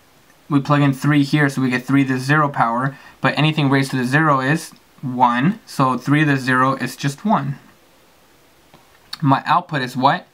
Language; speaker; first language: English; native; English